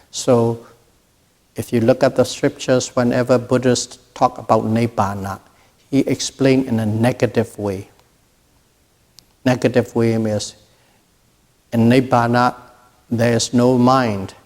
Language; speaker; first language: English; non-native, fluent; Burmese